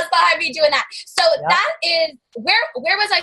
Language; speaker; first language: English; native; English